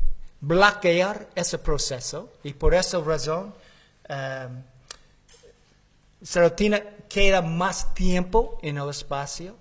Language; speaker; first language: Spanish; non-native, learner; English